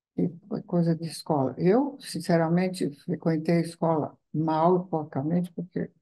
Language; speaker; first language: Portuguese; non-native, fluent; Italian